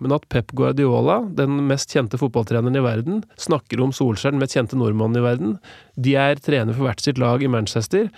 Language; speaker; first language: Norwegian; native; Norwegian